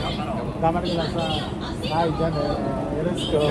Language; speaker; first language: Japanese; non-native, learner; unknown